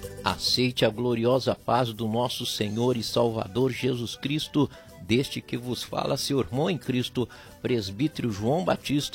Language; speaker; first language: Portuguese; native; Portuguese